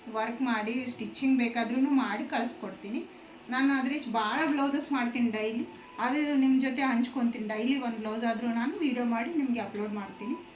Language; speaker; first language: Kannada; native; Kannada